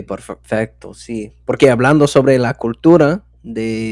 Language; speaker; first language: Spanish; non-native, fluent; English